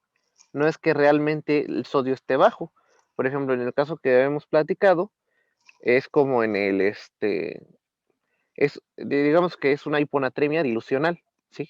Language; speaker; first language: Spanish; native; Spanish